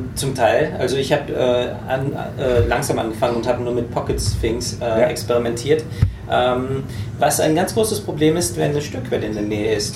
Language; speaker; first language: German; native; German